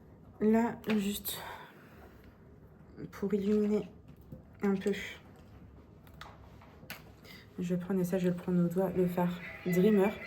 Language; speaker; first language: French; native; French